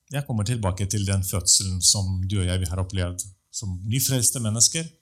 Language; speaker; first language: Norwegian; non-native, fluent; Russian